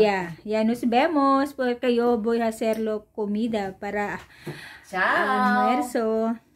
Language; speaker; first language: Spanish; non-native, learner; Filipino